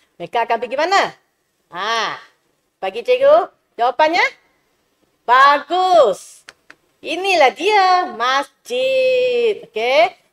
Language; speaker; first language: Malay; non-native, local second language; Chinese